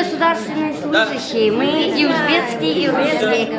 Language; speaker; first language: Russian; non-native, local second language; Uzbek